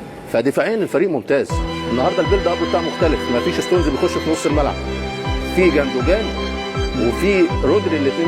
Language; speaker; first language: Arabic; native; Arabic